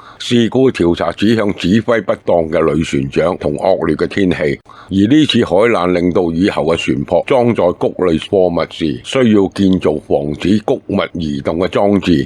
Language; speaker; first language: Cantonese; native; Cantonese